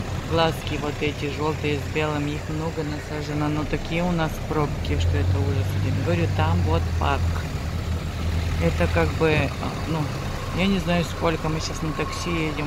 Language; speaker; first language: Russian; native; Russian